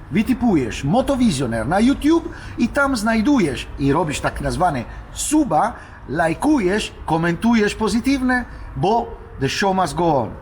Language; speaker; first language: Polish; non-native, fluent; Italian